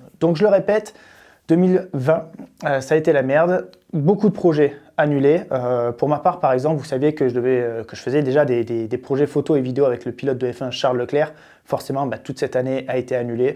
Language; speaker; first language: French; native; French